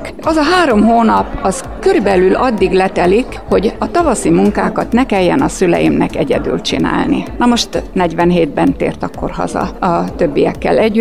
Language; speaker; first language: Hungarian; native; Hungarian